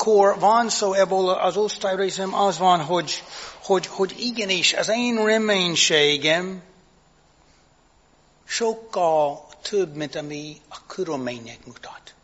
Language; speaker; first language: Hungarian; non-native, fluent; English